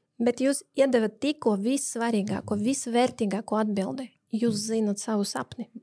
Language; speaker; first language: Latvian; non-native, local second language; Russian